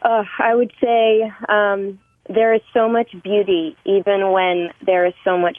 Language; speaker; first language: English; native; English